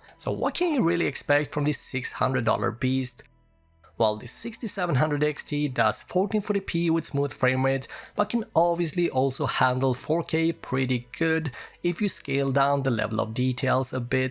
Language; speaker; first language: English; native; English